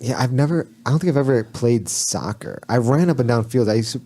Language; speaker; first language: English; native; English